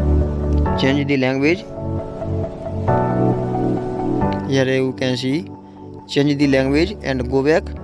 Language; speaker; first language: English; non-native, local second language; Hindi